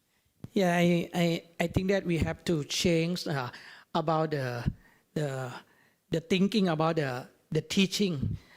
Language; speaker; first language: English; non-native, learner; Thai